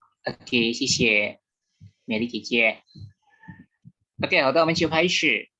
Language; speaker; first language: Chinese; non-native, fluent; Indonesian